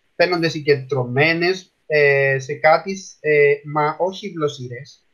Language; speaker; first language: Greek; non-native, fluent; Spanish